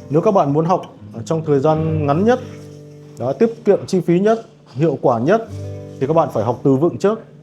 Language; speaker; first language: Vietnamese; native; Vietnamese